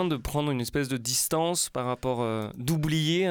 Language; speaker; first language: French; native; French